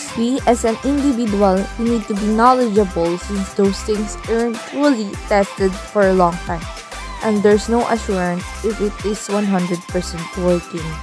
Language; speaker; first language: English; non-native, local second language; Filipino